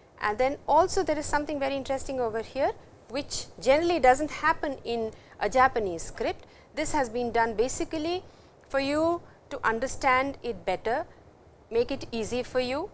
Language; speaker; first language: English; non-native, local second language; Hindi